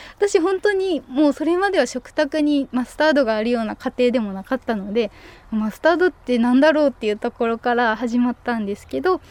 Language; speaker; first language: Japanese; native; Japanese